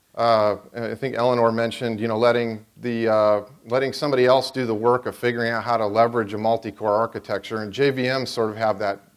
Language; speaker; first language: English; native; English